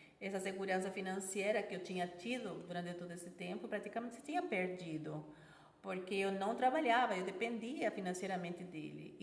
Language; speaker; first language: Portuguese; non-native, fluent; Spanish